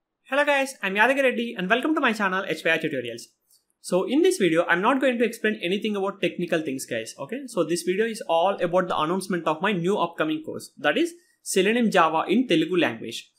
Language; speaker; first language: English; non-native, local second language; Telugu